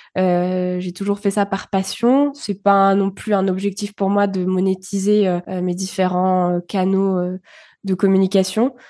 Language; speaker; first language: French; early bilingual, other home language; Bulgarian